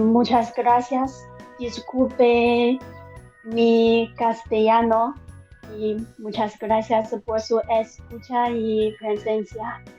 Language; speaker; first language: Spanish; non-native, learner; Chinese